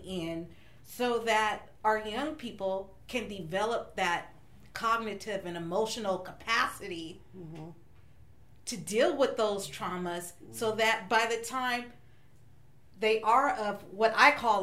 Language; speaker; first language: English; native; English